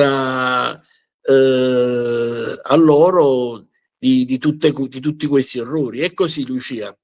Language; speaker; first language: Italian; native; Italian